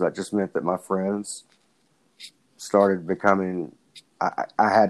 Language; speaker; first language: English; native; English